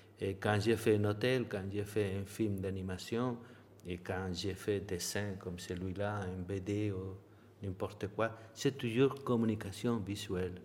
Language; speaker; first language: French; non-native, learner; Spanish